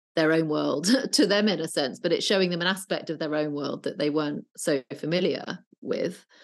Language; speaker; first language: English; native; English